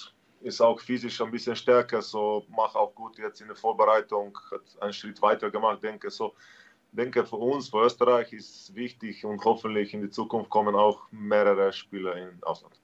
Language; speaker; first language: German; non-native, learner; Slovenian